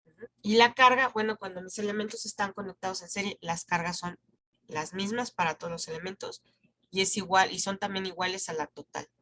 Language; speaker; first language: Spanish; native; Spanish